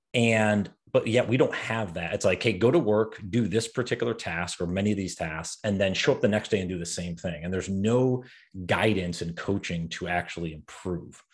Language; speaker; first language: English; native; English